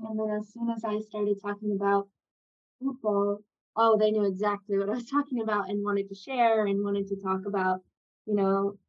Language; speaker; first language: English; native; English